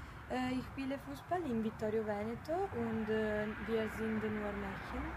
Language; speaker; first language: German; non-native, learner; Italian